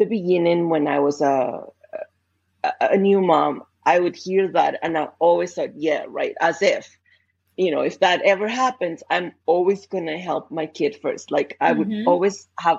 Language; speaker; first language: English; non-native, fluent; Spanish